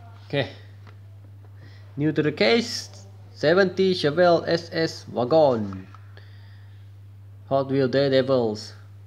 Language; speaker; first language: English; non-native, local second language; Malay